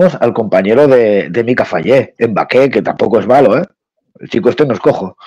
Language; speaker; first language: Spanish; native; Spanish